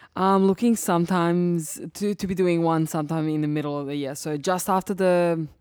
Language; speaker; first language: English; early bilingual, other home language; Serbian